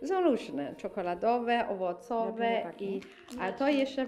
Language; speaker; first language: Polish; non-native, learner; Chinese